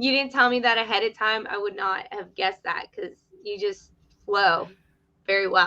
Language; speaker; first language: English; native; English